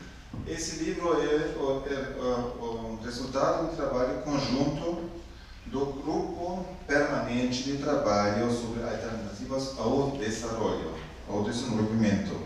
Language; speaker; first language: Portuguese; non-native, fluent; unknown